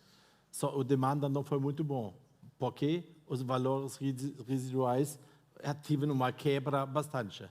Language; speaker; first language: Portuguese; non-native, fluent; German